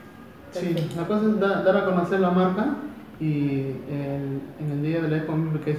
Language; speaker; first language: Spanish; native; Spanish